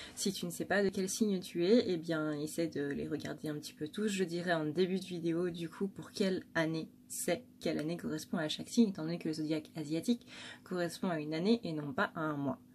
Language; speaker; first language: French; early bilingual, other home language; Vietnamese